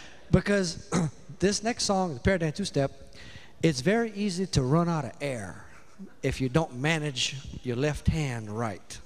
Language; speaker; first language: English; native; English